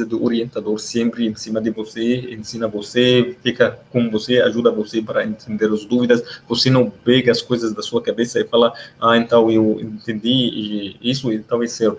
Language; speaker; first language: Portuguese; non-native, fluent; Arabic